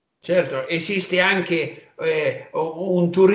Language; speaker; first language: Italian; native; Italian